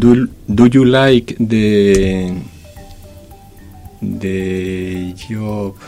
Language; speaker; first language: English; non-native, learner; Spanish